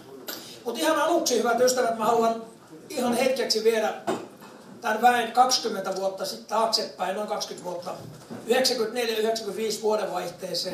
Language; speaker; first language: Finnish; native; Finnish